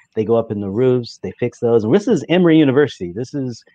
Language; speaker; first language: English; native; English